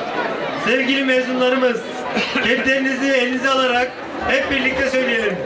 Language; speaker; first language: Turkish; native; Turkish